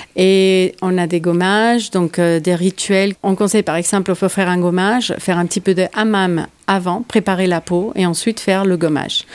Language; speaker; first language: French; non-native, fluent; Spanish